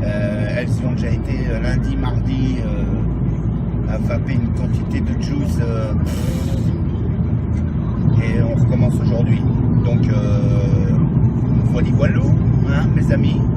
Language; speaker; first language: French; native; French